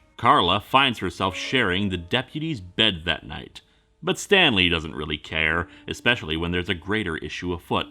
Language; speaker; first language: English; native; English